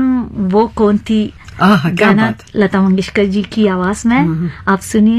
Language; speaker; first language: Hindi; non-native, fluent; Sinhala